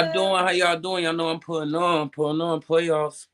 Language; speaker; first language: English; native; English